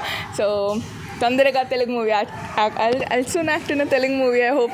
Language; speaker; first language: Telugu; non-native, learner; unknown